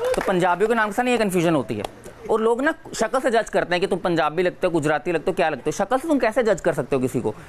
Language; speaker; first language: Hindi; native; Hindi